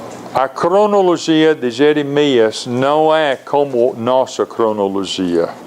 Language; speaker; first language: Portuguese; non-native, fluent; English